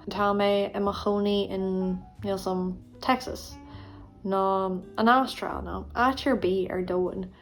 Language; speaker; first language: Irish; non-native, local second language; English